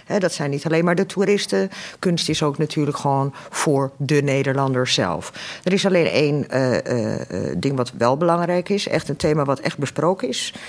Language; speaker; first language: Dutch; early bilingual, other home language; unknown